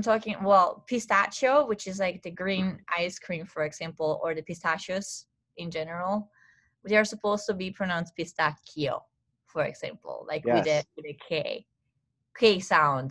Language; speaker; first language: English; non-native, fluent; Italian